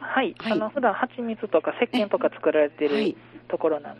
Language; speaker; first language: Japanese; native; Japanese